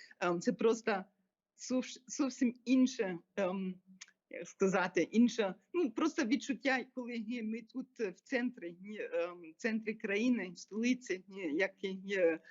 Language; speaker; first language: Ukrainian; non-native, fluent; German